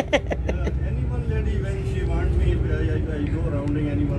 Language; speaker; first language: English; non-native, learner; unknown